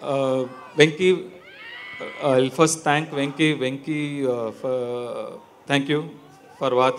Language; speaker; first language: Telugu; non-native, learner; Tamil